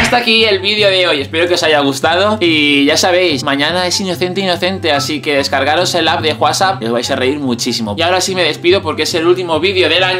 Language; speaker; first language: Spanish; native; Spanish